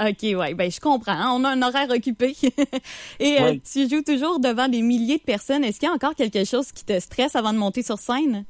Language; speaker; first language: French; native; French